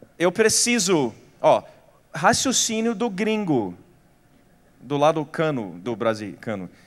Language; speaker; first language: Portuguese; non-native, fluent; English